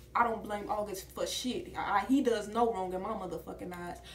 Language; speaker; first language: English; native; English